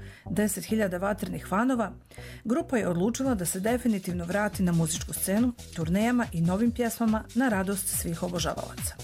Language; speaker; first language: Croatian; native; Croatian